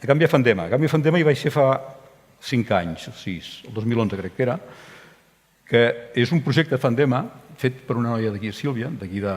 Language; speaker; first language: Catalan; native; Catalan